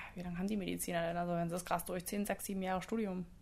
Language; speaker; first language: German; native; German